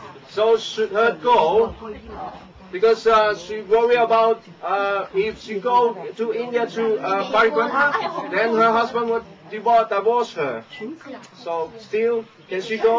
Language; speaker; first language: English; non-native, local second language; Chinese